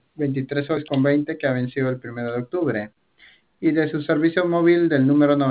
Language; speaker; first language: Spanish; native; Spanish